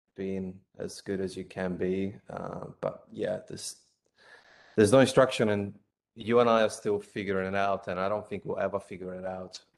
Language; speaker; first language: English; non-native, fluent; Italian